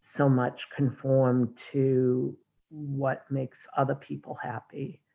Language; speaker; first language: English; native; English